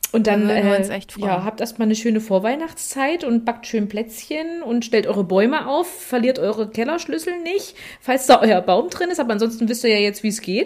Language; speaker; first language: German; native; German